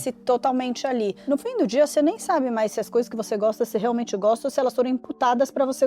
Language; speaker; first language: Portuguese; native; Portuguese